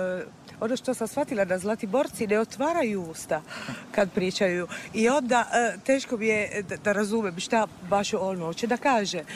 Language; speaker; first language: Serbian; non-native, fluent; Italian